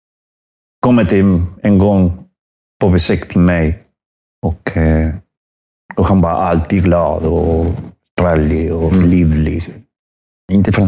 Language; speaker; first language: Swedish; non-native, fluent; Spanish